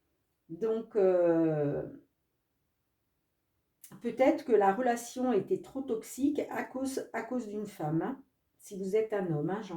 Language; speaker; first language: French; native; French